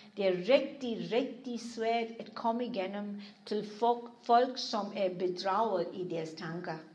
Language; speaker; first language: Danish; non-native, fluent; English